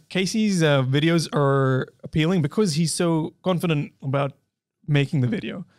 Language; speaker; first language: English; non-native, local second language; Hindi